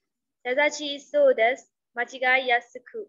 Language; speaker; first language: Japanese; non-native, learner; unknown